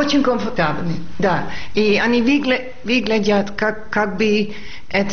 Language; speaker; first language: Russian; non-native, fluent; Dutch